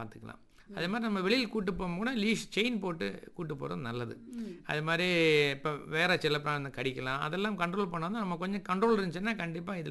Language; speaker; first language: Tamil; native; Tamil